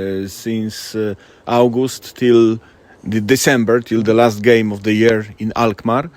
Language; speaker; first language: English; non-native, fluent; Polish